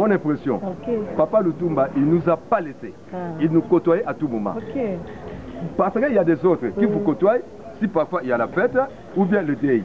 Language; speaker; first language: French; non-native, local second language; Lingala